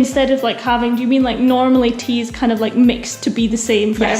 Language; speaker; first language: English; native; English